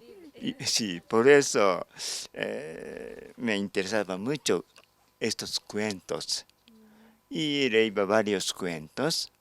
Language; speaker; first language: Spanish; non-native, learner; Japanese